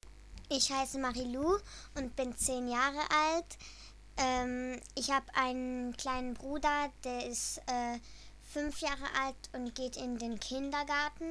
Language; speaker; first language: German; early bilingual, heritage; German